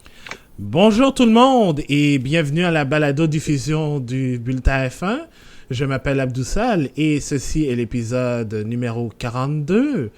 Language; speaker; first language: French; native; French